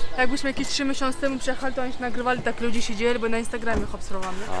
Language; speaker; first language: Polish; non-native, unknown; Uzbek